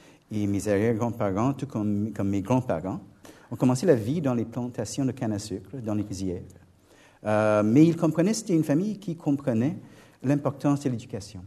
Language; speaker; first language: French; non-native, fluent; English